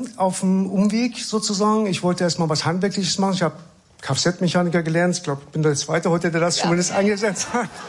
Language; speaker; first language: German; early bilingual, other home language; Persian